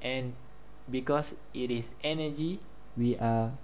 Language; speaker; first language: English; non-native, local second language; Malay